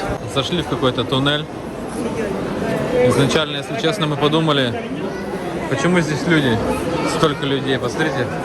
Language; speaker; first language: Russian; native; Russian